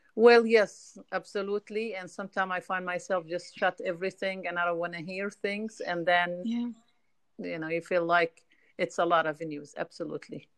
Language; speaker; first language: English; non-native, fluent; Arabic